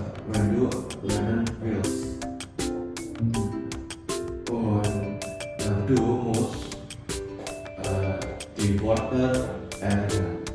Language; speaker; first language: German; non-native, learner; Indonesian